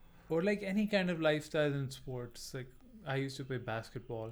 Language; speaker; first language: English; non-native, local second language; Punjabi